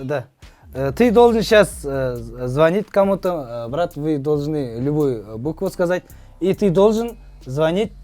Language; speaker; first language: Russian; non-native, local second language; Kazakh